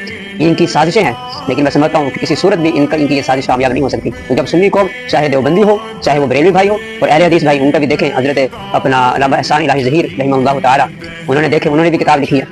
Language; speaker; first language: Urdu; native; Urdu